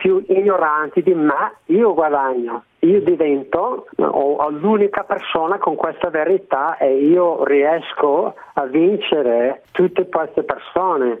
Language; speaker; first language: Italian; non-native, learner; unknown